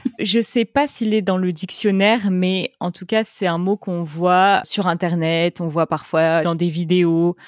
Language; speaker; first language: French; native; French